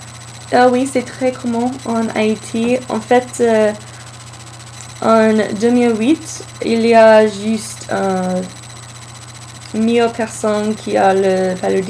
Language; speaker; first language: French; non-native, learner; English